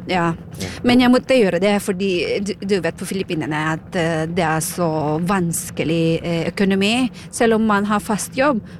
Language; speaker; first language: Norwegian; non-native, fluent; Filipino